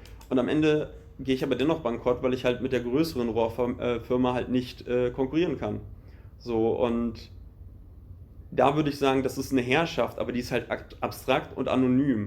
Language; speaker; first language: German; native; German